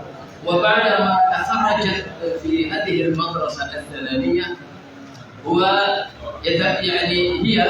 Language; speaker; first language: Arabic; non-native, fluent; Indonesian